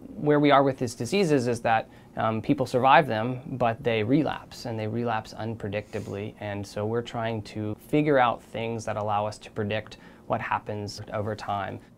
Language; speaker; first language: English; native; English